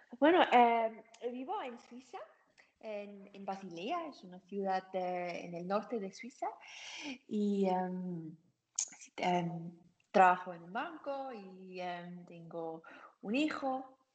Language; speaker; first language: Spanish; non-native, learner; German